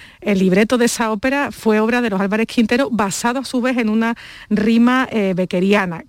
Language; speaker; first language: Spanish; native; Spanish